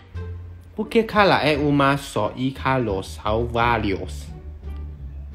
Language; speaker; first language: Portuguese; non-native, learner; Chinese